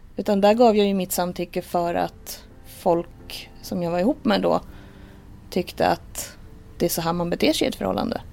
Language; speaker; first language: Swedish; native; Swedish